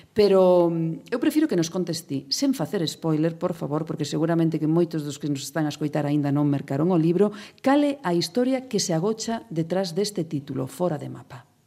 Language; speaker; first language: Galician; native; Galician